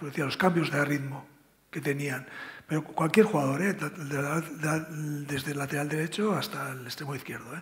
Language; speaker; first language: Spanish; native; Spanish